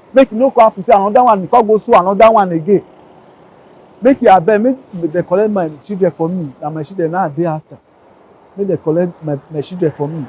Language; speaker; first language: Nigerian Pidgin; non-native, local second language; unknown